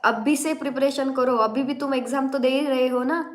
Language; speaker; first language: Hindi; non-native, local second language; Marathi